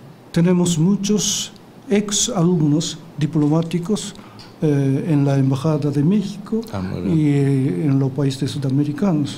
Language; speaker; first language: Spanish; non-native, fluent; Japanese